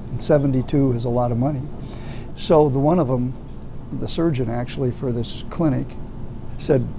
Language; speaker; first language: English; native; English